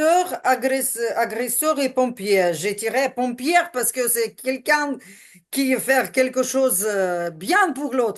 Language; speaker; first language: French; non-native, learner; Ukrainian